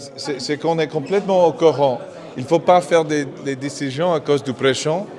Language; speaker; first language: French; non-native, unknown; English